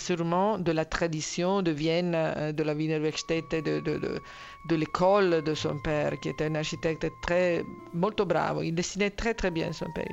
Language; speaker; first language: French; non-native, fluent; Italian